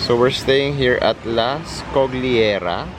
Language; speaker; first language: English; non-native, local second language; Filipino